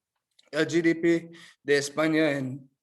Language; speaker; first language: Spanish; non-native, learner; English